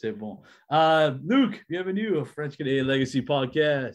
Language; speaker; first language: French; non-native, learner; English